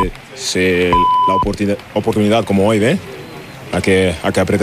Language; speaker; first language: Spanish; non-native, learner; German